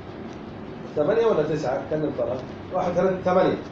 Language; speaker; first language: Arabic; native; Arabic